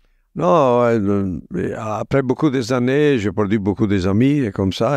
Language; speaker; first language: French; non-native, fluent; Italian